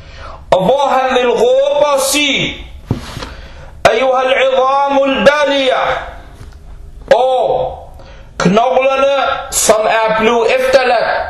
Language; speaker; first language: Danish; early bilingual, other home language; Arabic